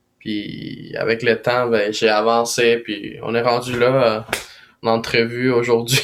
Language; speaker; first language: French; non-native, fluent; Spanish